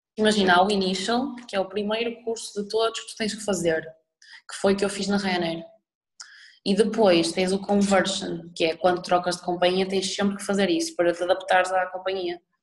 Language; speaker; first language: Portuguese; native; Portuguese